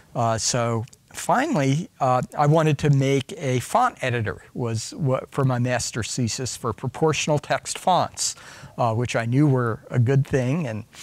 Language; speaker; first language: English; native; English